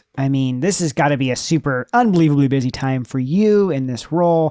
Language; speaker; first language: English; native; English